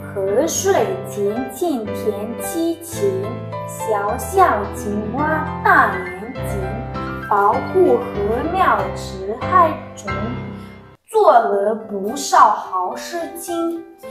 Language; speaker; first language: Chinese; non-native, learner; Ukrainian